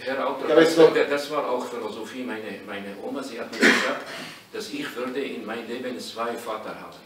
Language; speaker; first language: German; non-native, learner; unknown